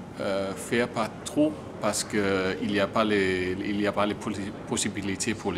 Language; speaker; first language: French; non-native, learner; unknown